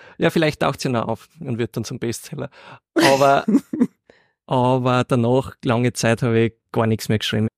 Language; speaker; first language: German; native; German